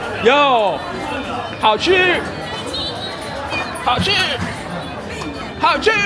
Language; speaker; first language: Chinese; non-native, learner; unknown